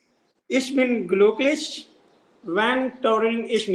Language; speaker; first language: German; non-native, learner; Urdu